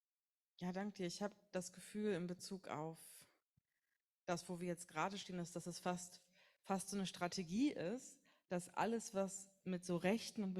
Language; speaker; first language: German; native; German